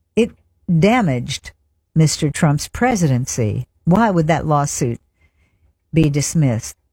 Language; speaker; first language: English; early bilingual, other home language; French